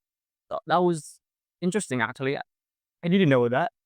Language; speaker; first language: English; non-native, fluent; Indonesian